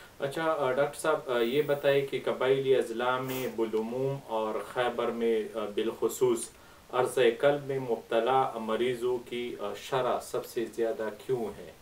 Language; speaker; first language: Urdu; non-native, local second language; Pashto